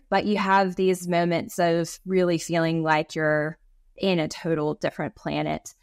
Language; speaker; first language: English; native; English